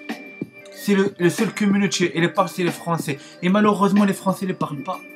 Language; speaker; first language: French; non-native, learner; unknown